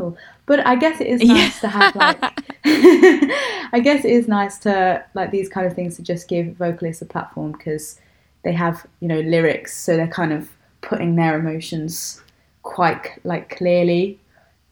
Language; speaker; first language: English; native; English